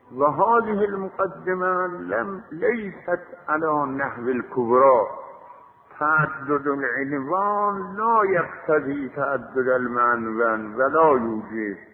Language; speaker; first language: Arabic; non-native, fluent; Azerbaijani